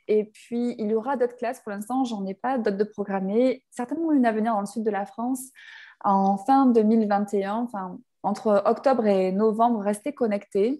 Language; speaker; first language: French; native; French